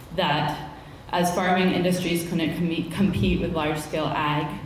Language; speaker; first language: English; native; English